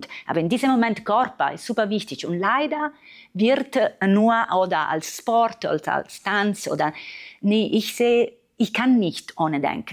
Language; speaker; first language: German; non-native, fluent; Italian